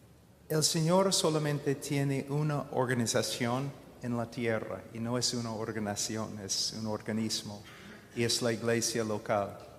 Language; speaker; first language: Spanish; non-native, fluent; English